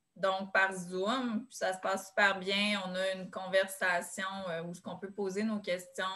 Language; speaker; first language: French; native; French